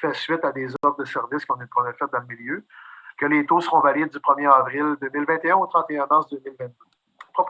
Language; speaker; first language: French; native; French